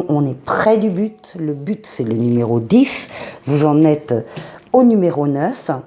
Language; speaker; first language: French; native; French